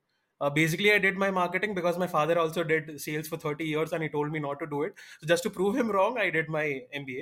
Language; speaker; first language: English; non-native, local second language; Malayalam